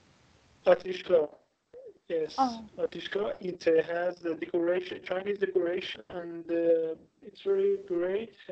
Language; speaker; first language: English; non-native, learner; Persian